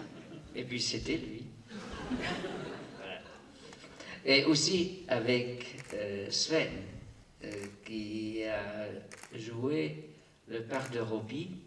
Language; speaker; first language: French; non-native, local second language; German